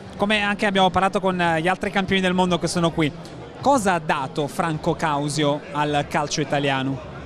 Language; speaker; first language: Italian; native; Italian